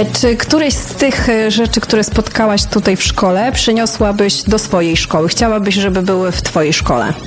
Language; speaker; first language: Polish; native; Polish